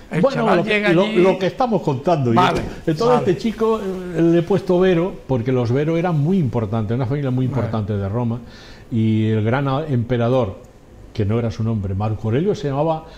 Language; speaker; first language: Spanish; native; Spanish